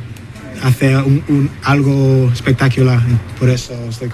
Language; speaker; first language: Spanish; non-native, learner; English